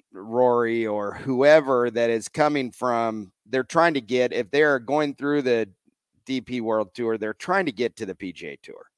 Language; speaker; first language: English; native; English